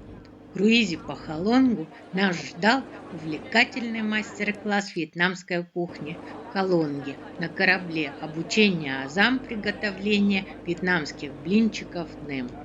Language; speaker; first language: Russian; native; Russian